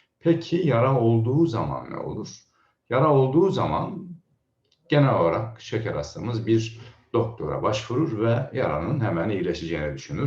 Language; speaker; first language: Turkish; native; Turkish